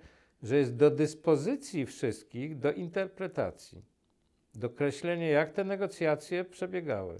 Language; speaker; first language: Polish; native; Polish